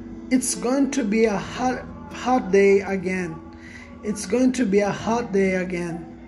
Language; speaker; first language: English; non-native, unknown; Portuguese